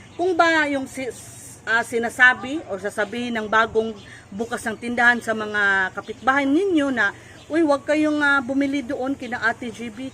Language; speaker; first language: Filipino; non-native, local second language; Cebuano